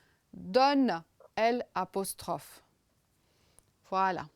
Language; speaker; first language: French; non-native, fluent; Romanian